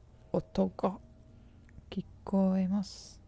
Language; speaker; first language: Japanese; non-native, learner; English